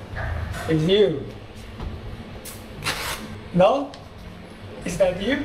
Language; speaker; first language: English; non-native, learner; Korean